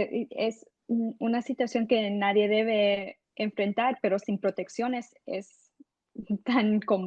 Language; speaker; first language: Spanish; early bilingual, heritage; English